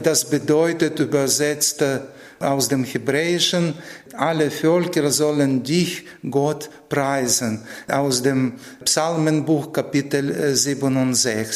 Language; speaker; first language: German; non-native, fluent; Russian